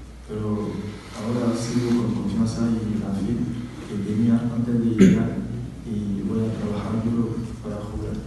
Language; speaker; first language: Spanish; non-native, fluent; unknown